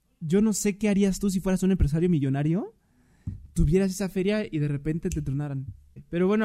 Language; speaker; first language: Spanish; native; Spanish